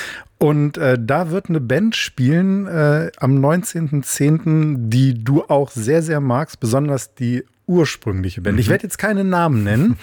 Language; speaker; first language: German; native; German